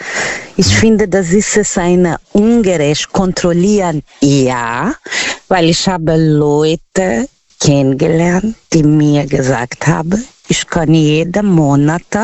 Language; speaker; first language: German; non-native, learner; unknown